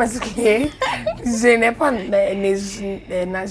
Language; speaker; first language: French; non-native, learner; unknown